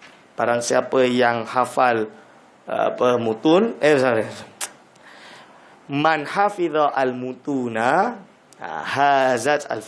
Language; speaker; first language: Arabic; non-native, fluent; Malay